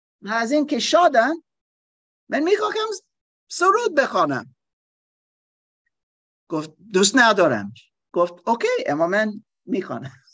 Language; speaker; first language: Persian; non-native, learner; German